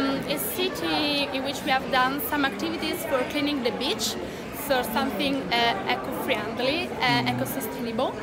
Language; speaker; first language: English; non-native, learner; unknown